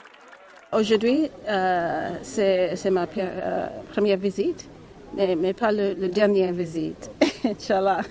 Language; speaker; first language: French; non-native, learner; English